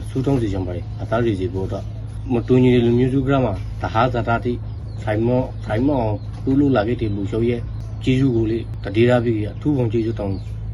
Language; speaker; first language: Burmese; non-native, local second language; Rohingya